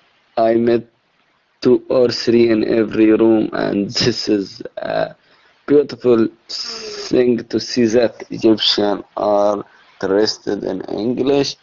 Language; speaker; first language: English; non-native, learner; Arabic